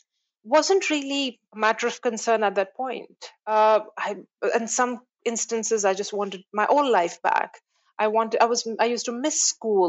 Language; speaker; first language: English; non-native, local second language; Kashmiri